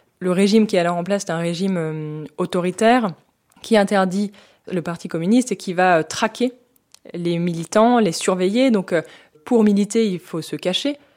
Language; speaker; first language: French; native; French